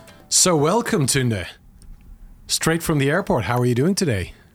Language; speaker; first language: English; non-native, fluent; Dutch